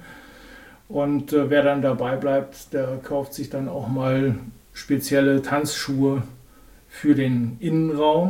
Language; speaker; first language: German; native; German